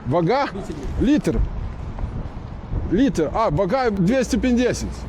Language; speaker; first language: Russian; non-native, learner; Lithuanian